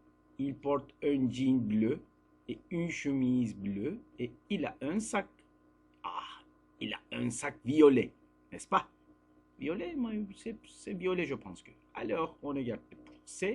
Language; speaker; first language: French; non-native, fluent; Turkish